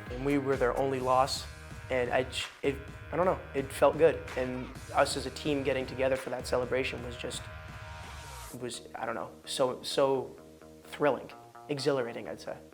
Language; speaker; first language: English; native; English